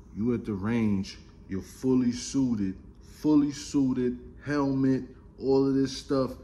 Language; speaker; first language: English; native; English